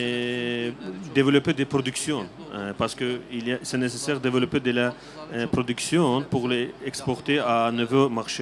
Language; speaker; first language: French; non-native, learner; Azerbaijani